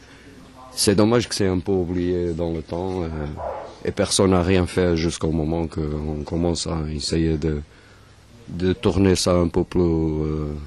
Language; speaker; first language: French; non-native, fluent; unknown